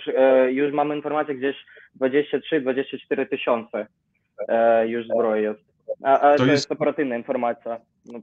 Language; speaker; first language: Polish; non-native, learner; Ukrainian